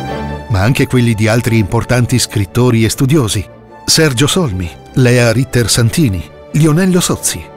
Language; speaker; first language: Italian; native; Italian